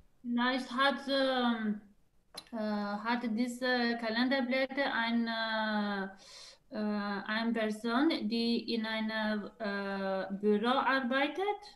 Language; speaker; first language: German; non-native, learner; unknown